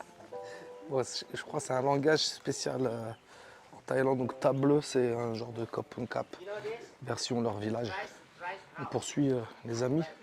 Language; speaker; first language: French; native; French